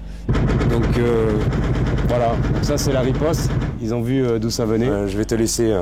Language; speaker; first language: French; native; French